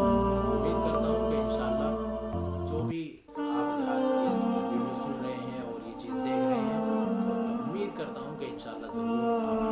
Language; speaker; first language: Urdu; native; Urdu